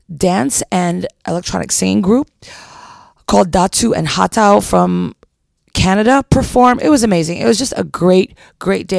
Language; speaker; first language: English; non-native, local second language; Filipino